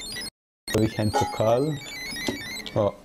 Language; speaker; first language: German; non-native, learner; Persian